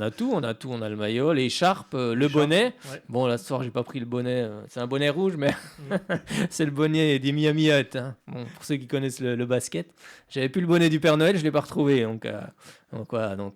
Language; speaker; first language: French; native; French